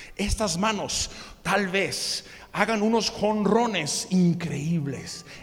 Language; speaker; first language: Spanish; early bilingual, other home language; English